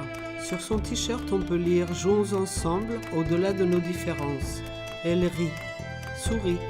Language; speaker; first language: French; native; French